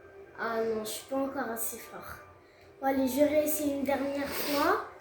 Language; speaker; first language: French; native; French